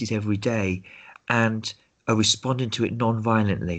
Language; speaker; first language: English; native; English